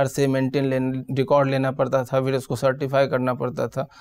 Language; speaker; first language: Hindi; native; Hindi